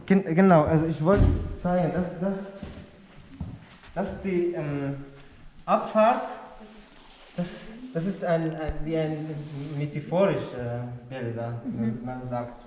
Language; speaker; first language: German; non-native, learner; Arabic